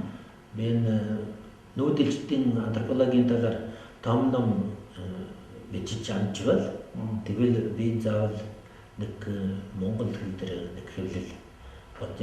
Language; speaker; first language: Mongolian; non-native, fluent; French